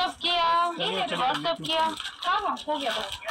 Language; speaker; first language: Hindi; non-native, local second language; Gujarati